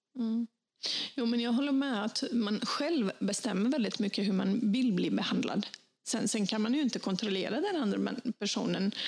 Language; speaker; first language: Swedish; early bilingual, other home language; Bosnian